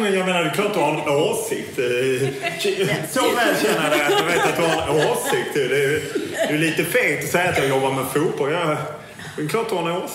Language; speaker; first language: Swedish; native; Swedish